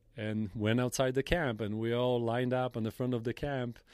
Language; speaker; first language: English; non-native, fluent; Polish